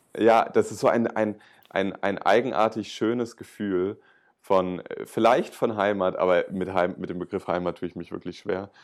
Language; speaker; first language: German; native; German